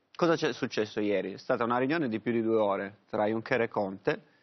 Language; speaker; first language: Italian; native; Italian